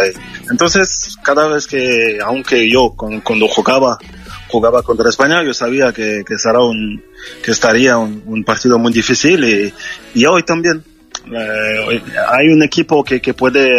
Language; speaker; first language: Spanish; non-native, fluent; French